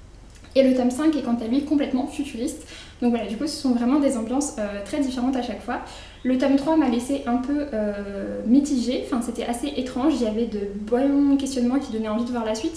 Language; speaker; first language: French; native; French